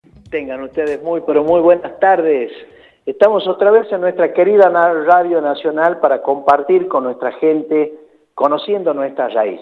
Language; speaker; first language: Spanish; native; Spanish